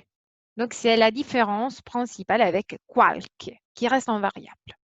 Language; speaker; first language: French; non-native, fluent; Italian